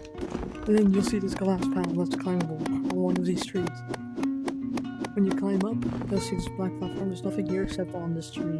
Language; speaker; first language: English; non-native, fluent; Dutch